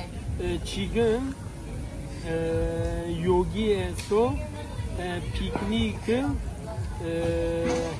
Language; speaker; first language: Korean; non-native, learner; Kurdish